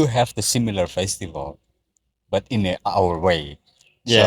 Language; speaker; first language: English; non-native, learner; Indonesian